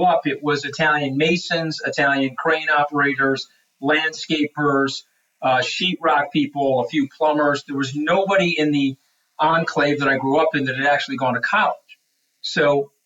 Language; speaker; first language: English; native; English